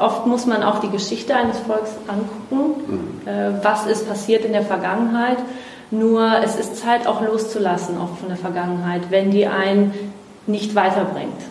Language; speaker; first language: German; non-native, fluent; Portuguese